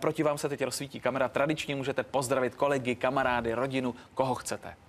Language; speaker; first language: Czech; native; Czech